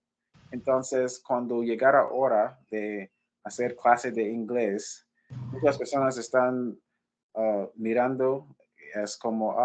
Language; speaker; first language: Spanish; non-native, fluent; English